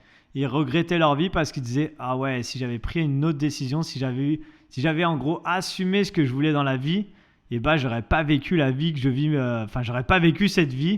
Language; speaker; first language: French; native; French